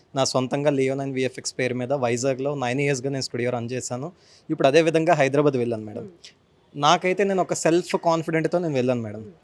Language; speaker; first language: Telugu; native; Telugu